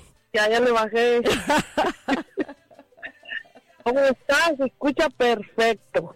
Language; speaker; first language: Spanish; native; Spanish